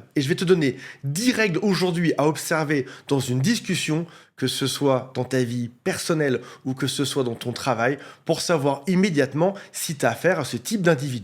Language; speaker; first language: French; native; French